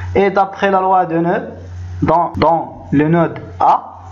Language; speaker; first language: French; non-native, local second language; Arabic